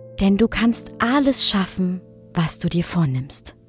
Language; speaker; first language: German; native; German